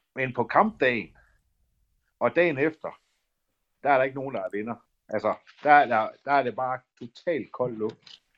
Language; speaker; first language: Danish; native; Danish